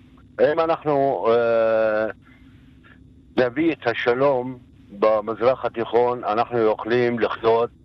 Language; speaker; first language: Hebrew; non-native, local second language; Arabic